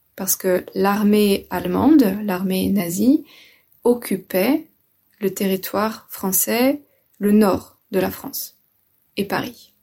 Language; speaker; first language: French; native; French